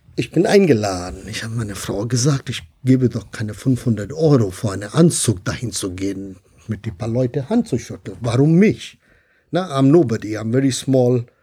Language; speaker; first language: German; non-native, fluent; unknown